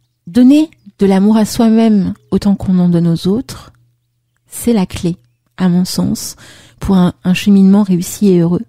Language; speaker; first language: French; native; French